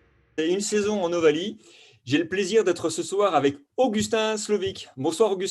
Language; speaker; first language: French; native; French